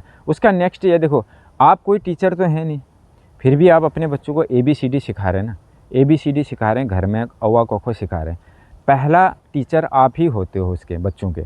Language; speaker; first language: Hindi; native; Hindi